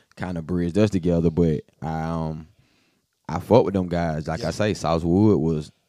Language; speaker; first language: English; native; English